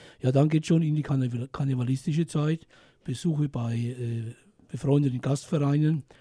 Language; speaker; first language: German; native; German